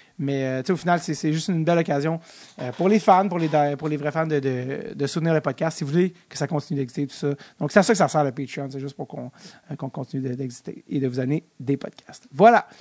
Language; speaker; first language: French; native; French